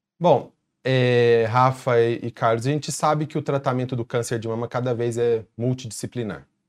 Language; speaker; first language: Portuguese; native; Portuguese